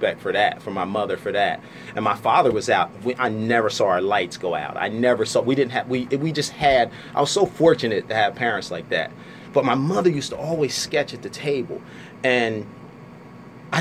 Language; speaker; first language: English; native; English